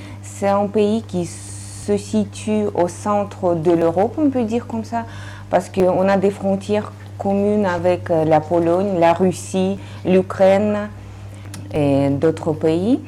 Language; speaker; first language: French; non-native, fluent; Russian